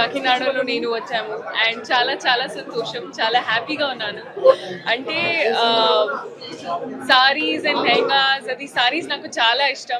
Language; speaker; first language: Telugu; non-native, local second language; Hindi